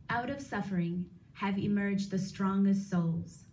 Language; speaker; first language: English; native; English